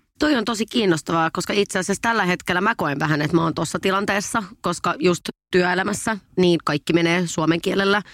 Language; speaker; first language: Finnish; non-native, local second language; Swedish